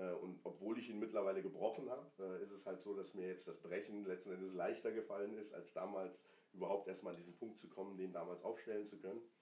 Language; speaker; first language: German; early bilingual, other home language; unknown